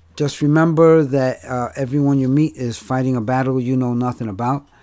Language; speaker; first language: English; native; English